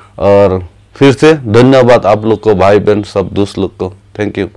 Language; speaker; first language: Hindi; non-native, local second language; Khasi